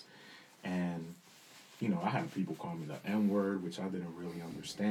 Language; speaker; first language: English; early bilingual, other home language; Spanish